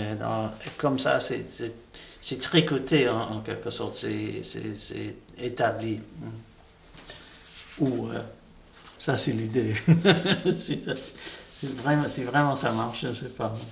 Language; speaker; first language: French; non-native, fluent; English